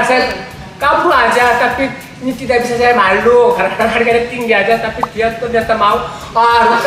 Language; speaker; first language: Indonesian; non-native, learner; Korean